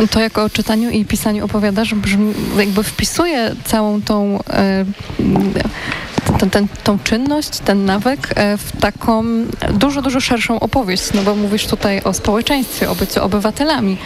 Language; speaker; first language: Polish; native; Polish